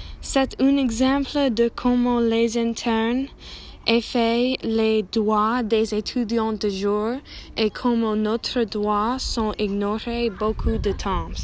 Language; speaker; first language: French; non-native, learner; English